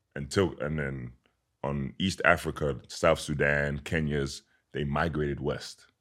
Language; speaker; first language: English; native; English